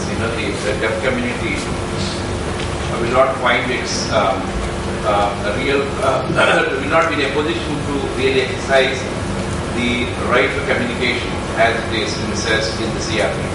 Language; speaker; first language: English; non-native, local second language; Telugu